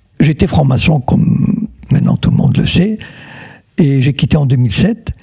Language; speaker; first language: French; non-native, local second language; Arabic